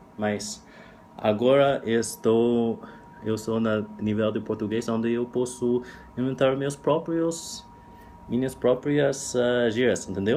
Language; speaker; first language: Portuguese; non-native, learner; English